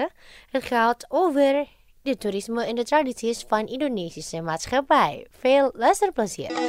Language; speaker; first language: Dutch; non-native, fluent; Indonesian